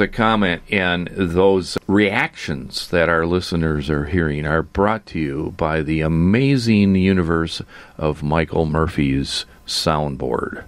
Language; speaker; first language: English; native; English